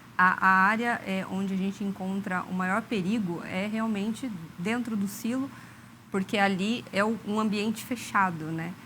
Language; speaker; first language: Portuguese; native; Portuguese